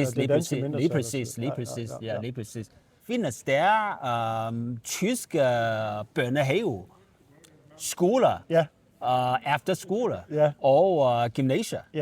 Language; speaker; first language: Danish; non-native, learner; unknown